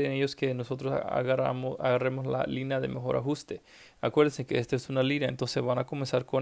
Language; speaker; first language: Spanish; early bilingual, heritage; English